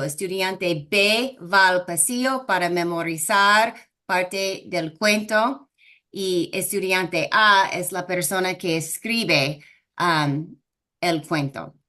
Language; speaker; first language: Spanish; non-native, fluent; English